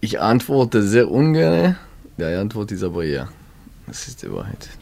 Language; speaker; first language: German; non-native, learner; Hebrew